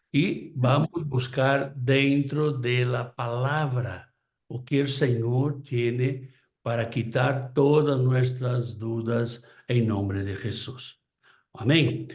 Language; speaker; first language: Spanish; non-native, fluent; Portuguese